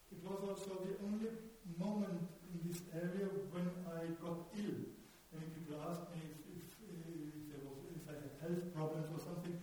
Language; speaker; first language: English; non-native, fluent; German